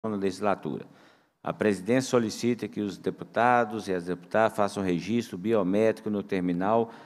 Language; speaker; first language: Portuguese; native; Portuguese